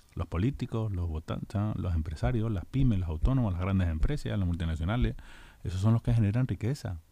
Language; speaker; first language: Spanish; native; Spanish